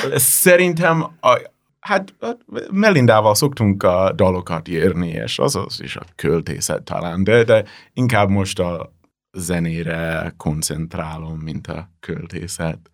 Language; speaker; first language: Hungarian; non-native, learner; English